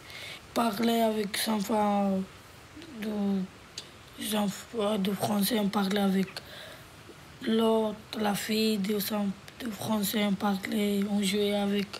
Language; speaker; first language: French; non-native, learner; Romanian